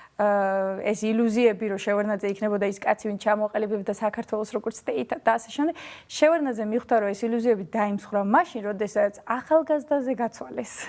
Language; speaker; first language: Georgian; early bilingual, heritage; Georgian